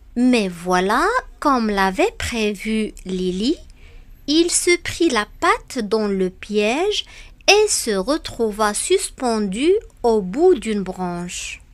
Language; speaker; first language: French; non-native, local second language; Arabic